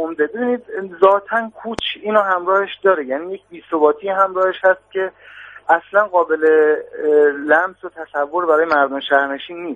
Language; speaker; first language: Persian; native; Persian